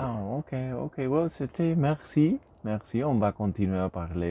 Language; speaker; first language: French; non-native, learner; Spanish